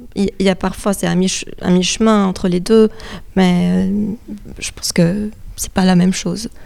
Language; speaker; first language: French; non-native, local second language; Arabic